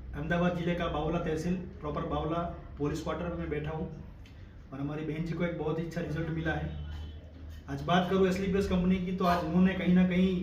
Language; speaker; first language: Hindi; non-native, local second language; Gujarati